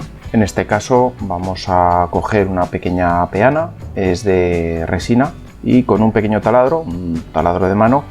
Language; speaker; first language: Spanish; native; Spanish